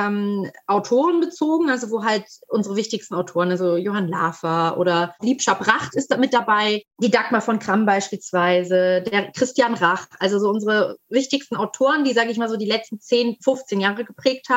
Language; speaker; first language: German; native; German